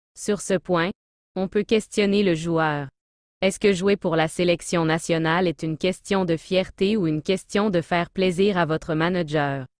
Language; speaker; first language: French; non-native, local second language; Haitian Creole